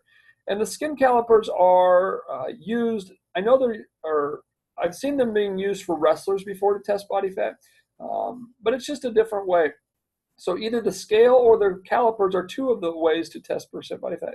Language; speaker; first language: English; native; English